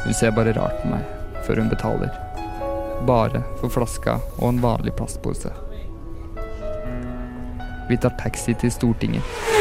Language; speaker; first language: Norwegian; native; Norwegian